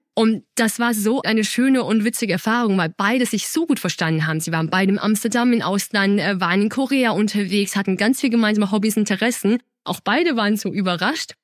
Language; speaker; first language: German; early bilingual, other home language; Chinese